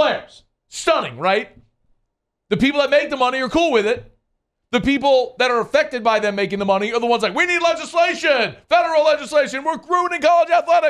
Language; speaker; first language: English; native; English